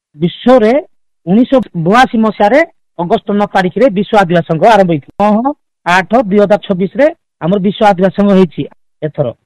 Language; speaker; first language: Odia; non-native, local second language; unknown